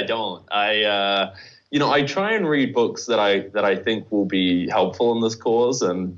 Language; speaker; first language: English; native; English